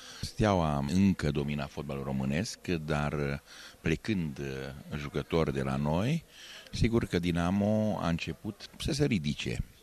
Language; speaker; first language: Romanian; non-native, local second language; Hungarian